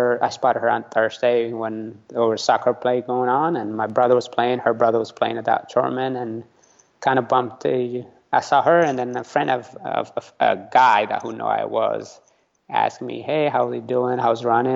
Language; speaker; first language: English; early bilingual, other home language; Tigrinya